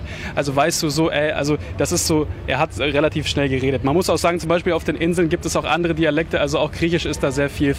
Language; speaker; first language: German; early bilingual, heritage; German